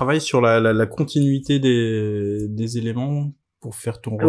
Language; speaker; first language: French; native; French